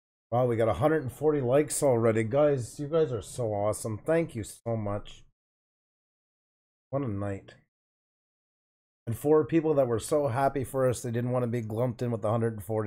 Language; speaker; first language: English; native; English